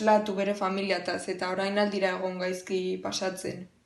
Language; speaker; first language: Basque; non-native, local second language; Spanish